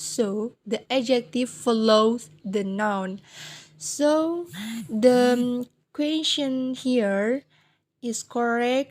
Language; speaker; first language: English; non-native, learner; Indonesian